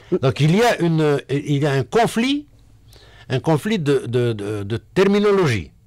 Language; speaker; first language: French; non-native, local second language; Arabic